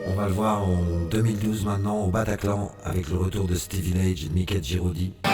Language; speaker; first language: French; native; French